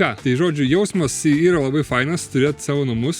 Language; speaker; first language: Lithuanian; native; Lithuanian